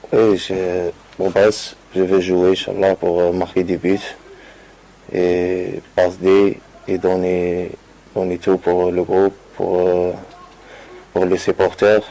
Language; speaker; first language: French; non-native, local second language; Arabic